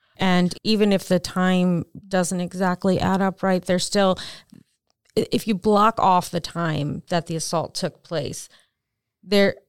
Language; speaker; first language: English; native; English